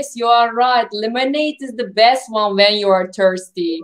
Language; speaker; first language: English; non-native, fluent; Turkish